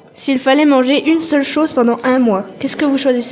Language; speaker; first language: French; native; French